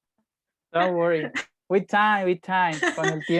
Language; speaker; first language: English; non-native, fluent; Spanish